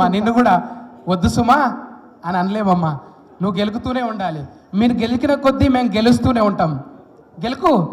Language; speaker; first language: Telugu; native; Telugu